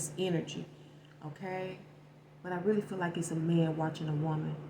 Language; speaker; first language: English; native; English